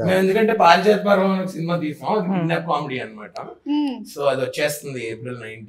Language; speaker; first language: Telugu; native; Telugu